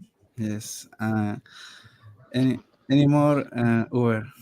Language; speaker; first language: English; non-native, learner; Spanish